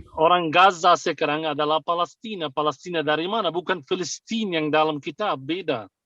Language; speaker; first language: Indonesian; non-native, fluent; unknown